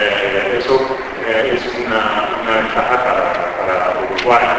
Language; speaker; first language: Spanish; non-native, fluent; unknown